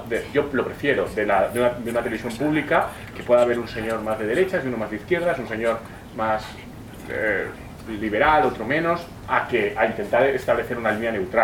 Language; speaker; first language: Spanish; native; Spanish